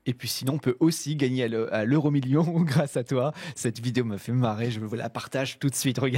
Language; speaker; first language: French; native; French